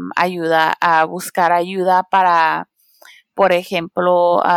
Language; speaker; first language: Spanish; early bilingual, heritage; Spanish